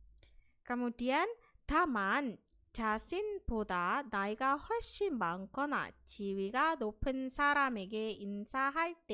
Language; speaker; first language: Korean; non-native, fluent; Indonesian